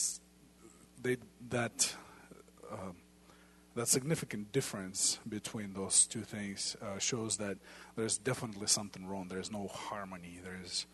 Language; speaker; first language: English; non-native, fluent; Ukrainian